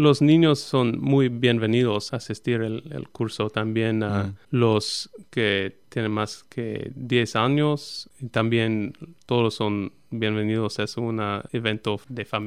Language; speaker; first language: Spanish; non-native, fluent; English